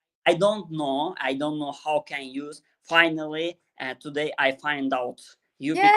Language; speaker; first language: English; non-native, learner; Azerbaijani